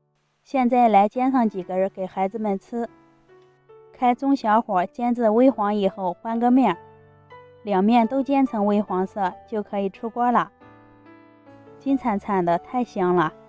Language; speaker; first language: Chinese; native; Chinese